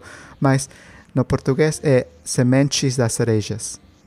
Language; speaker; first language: Portuguese; non-native, learner; Spanish